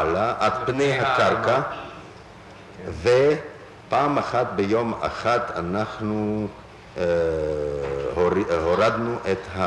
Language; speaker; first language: Hebrew; non-native, fluent; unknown